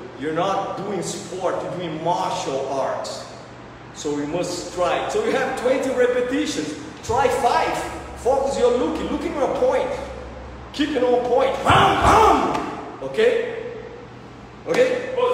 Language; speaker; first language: English; non-native, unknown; Portuguese